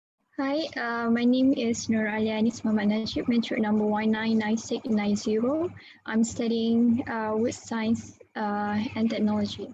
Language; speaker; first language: English; non-native, local second language; Malay